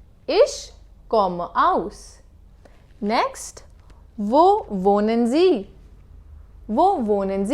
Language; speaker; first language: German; non-native, fluent; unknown